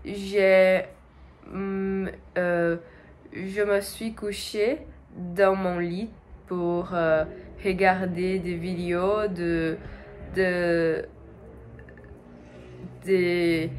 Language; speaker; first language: French; non-native, learner; Portuguese